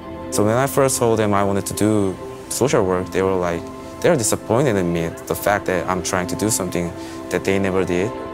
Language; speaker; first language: English; non-native, fluent; Korean